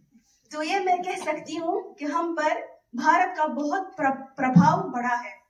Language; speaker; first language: Hindi; non-native, fluent; Arabic